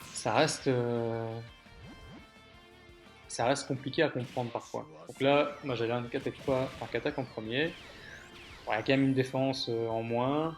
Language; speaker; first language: French; native; French